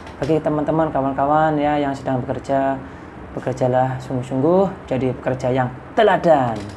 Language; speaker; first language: Indonesian; native; Indonesian